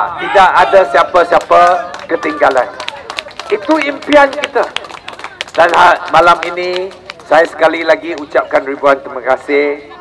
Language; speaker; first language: Malay; non-native, local second language; Chinese